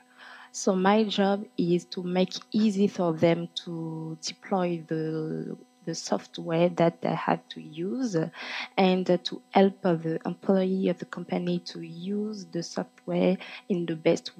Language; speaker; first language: English; non-native, fluent; French